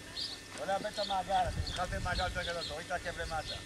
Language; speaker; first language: Hebrew; native; Hebrew